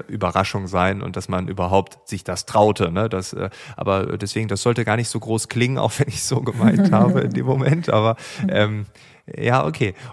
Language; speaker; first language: German; native; German